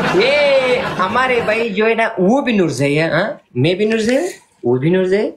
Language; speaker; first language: Hindi; non-native, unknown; Pashto